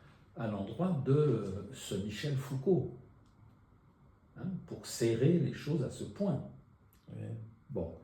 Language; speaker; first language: French; native; French